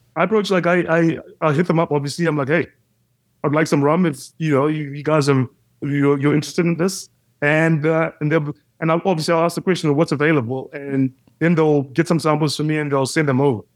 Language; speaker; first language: English; non-native, local second language; Shona